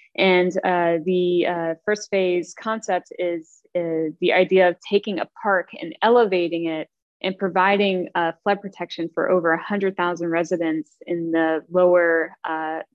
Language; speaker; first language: English; native; English